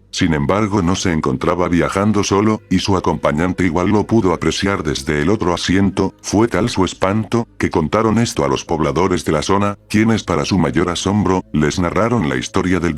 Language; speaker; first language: Spanish; native; Spanish